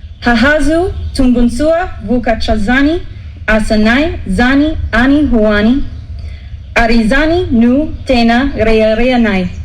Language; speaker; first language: Malagasy; non-native, learner; English